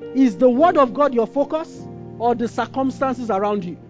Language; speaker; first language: English; non-native, local second language; Yoruba